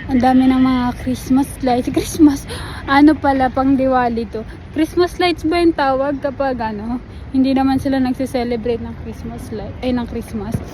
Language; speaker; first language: Filipino; native; Filipino